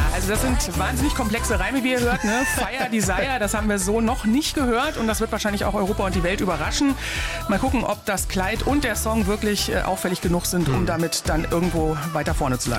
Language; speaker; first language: German; native; German